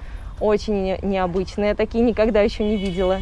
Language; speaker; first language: Russian; native; Russian